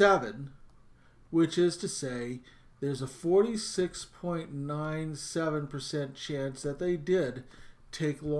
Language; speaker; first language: English; native; English